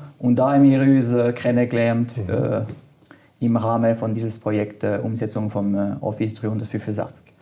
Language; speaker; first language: German; non-native, local second language; French